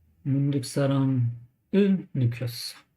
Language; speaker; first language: Korean; non-native, learner; English